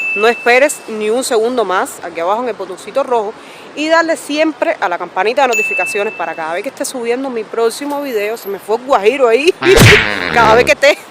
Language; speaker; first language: Spanish; native; Spanish